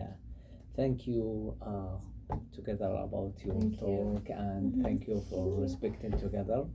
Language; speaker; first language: English; non-native, learner; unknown